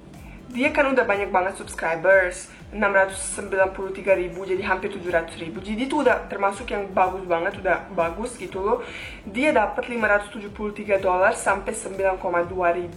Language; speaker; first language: Indonesian; non-native, fluent; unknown